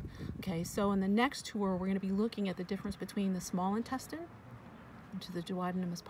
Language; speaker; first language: English; native; English